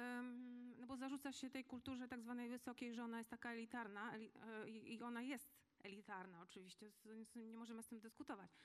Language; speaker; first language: Polish; native; Polish